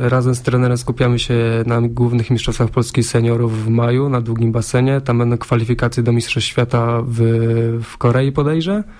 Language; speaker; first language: Polish; native; Polish